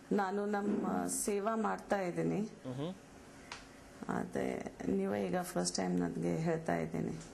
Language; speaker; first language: Kannada; non-native, learner; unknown